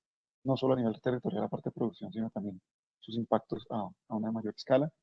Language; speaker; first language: Spanish; native; Spanish